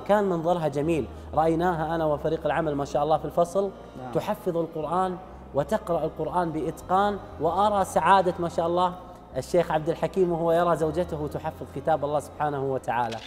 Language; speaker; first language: Arabic; native; Arabic